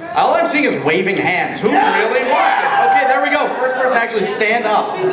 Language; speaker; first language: English; native; English